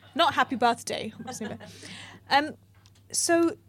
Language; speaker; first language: English; native; English